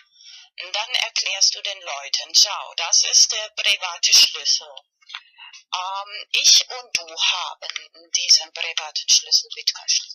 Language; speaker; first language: German; non-native, fluent; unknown